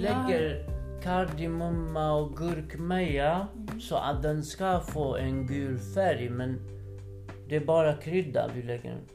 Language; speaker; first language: Swedish; non-native, fluent; Kurdish